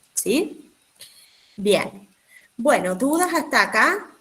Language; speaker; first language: Spanish; native; Spanish